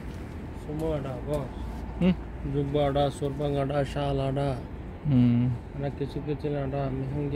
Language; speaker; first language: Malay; non-native, learner; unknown